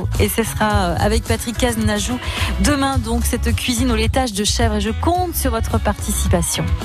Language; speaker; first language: French; native; French